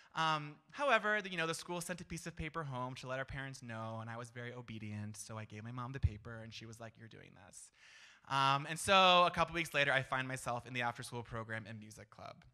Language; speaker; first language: English; native; English